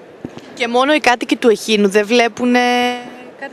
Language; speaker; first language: Greek; native; Greek